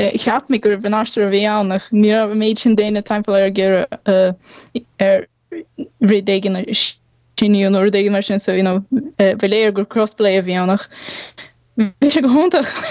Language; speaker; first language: Irish; non-native, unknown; Portuguese